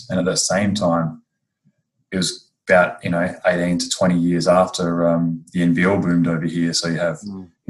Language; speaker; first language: English; native; English